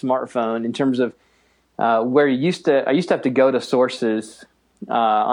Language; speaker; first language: English; native; English